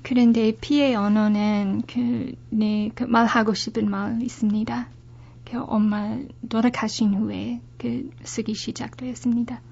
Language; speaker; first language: Korean; non-native, learner; English